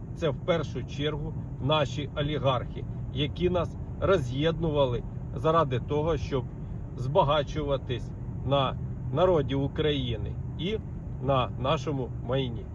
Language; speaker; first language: Ukrainian; native; Ukrainian